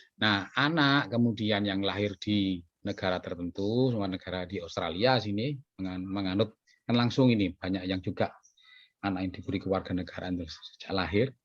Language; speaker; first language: Indonesian; native; Indonesian